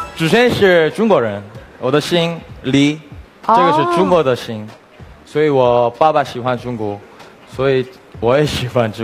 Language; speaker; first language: Chinese; non-native, learner; Korean